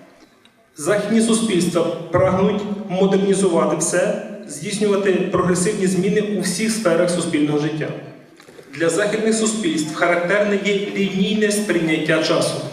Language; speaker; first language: Ukrainian; native; Ukrainian